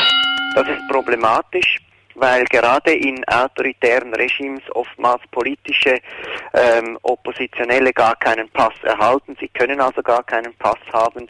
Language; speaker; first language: German; native; German